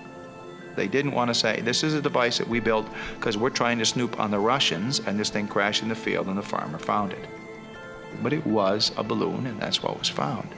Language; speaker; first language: English; native; English